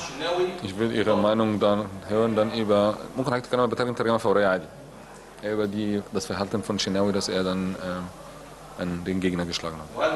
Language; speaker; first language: German; non-native, learner; Arabic